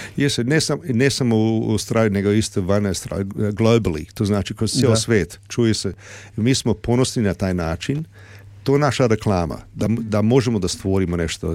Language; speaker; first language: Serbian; early bilingual, heritage; Serbian